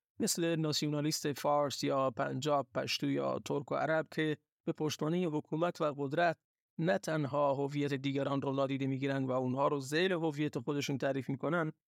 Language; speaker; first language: Persian; non-native, local second language; Baluchi